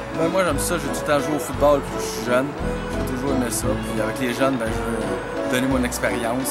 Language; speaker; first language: French; native; French